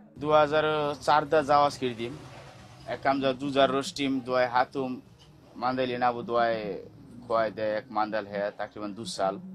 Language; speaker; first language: Central Kurdish; non-native, learner; Bangla